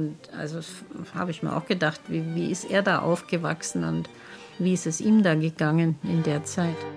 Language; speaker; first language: German; native; German